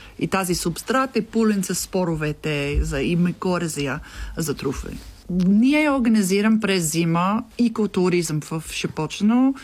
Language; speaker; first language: Bulgarian; non-native, learner; English